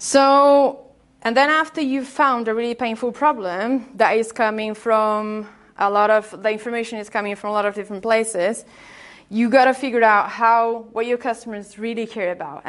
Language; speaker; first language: English; non-native, fluent; Portuguese